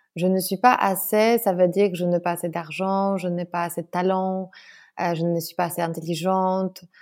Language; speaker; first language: French; non-native, fluent; Polish